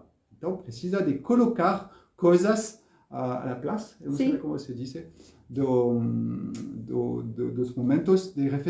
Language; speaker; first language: Portuguese; non-native, fluent; French